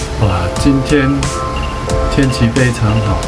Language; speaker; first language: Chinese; non-native, learner; Korean